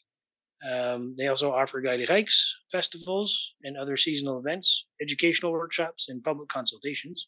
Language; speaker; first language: English; native; English